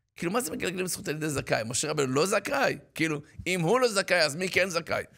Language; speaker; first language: Hebrew; native; Hebrew